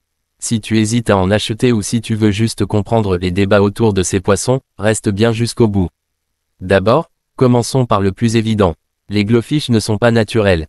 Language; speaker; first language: French; native; French